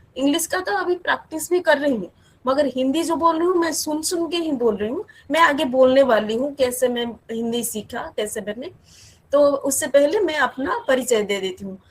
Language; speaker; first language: Hindi; non-native, local second language; Odia